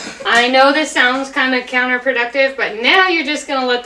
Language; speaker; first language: English; native; English